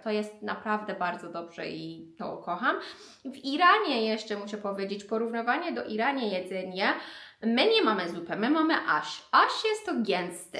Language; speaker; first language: Polish; non-native, learner; Persian